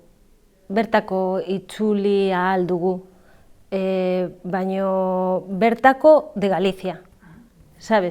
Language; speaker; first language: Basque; non-native, learner; Galician